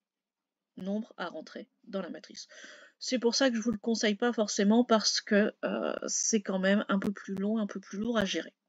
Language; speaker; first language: French; native; French